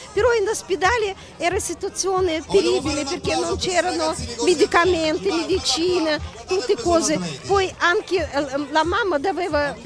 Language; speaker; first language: Italian; non-native, learner; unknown